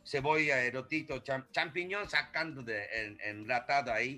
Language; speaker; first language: Spanish; non-native, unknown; Japanese